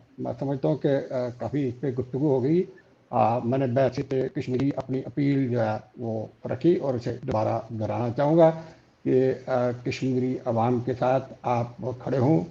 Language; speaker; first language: Urdu; non-native, local second language; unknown